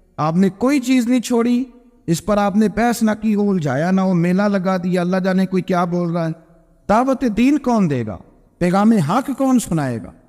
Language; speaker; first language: Urdu; non-native, local second language; Punjabi